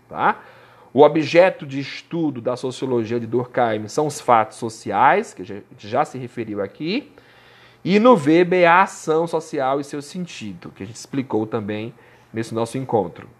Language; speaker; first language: Portuguese; native; Portuguese